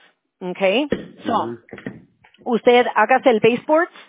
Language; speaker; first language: Spanish; early bilingual, heritage; English